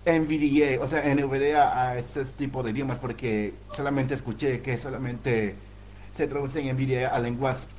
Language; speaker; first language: Spanish; native; Spanish